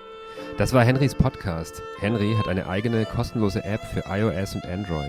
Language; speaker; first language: German; native; German